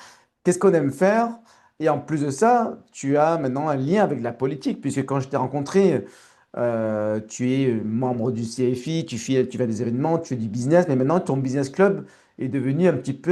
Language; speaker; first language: French; native; French